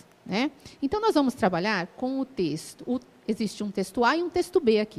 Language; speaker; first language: Portuguese; native; Portuguese